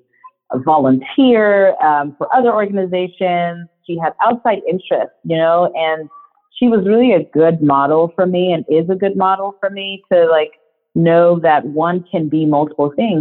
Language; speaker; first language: English; non-native, local second language; Shona